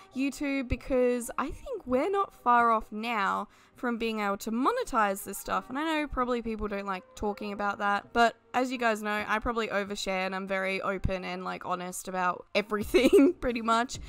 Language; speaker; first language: English; native; English